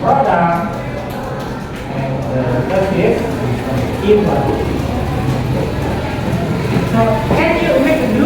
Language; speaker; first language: English; non-native, learner; Indonesian